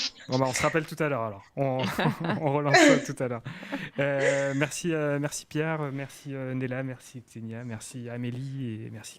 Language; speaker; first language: French; native; French